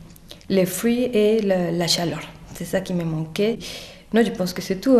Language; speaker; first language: French; non-native, fluent; Spanish